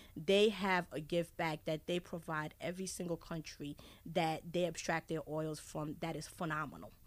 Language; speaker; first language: English; early bilingual, other home language; Haitian Creole